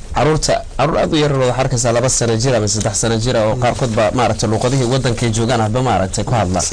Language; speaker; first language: Somali; early bilingual, heritage; Somali